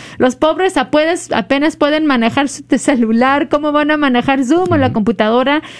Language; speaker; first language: Spanish; early bilingual, heritage; Spanish